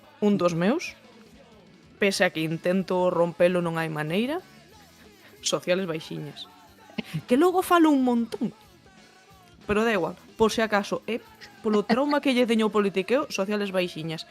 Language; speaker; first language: Galician; native; Galician